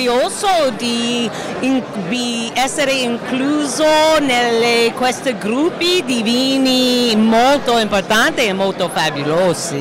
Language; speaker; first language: Italian; non-native, learner; English